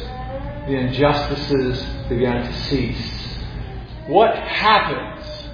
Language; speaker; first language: English; native; English